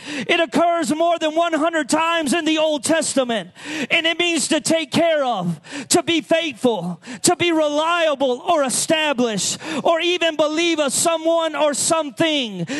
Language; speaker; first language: English; native; English